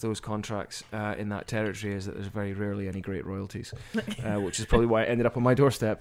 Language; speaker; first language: English; native; English